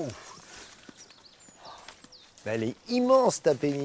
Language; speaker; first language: French; native; French